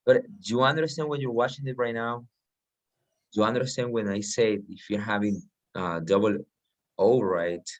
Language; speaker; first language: English; non-native, fluent; Spanish